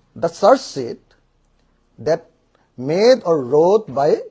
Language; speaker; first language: English; non-native, local second language; Assamese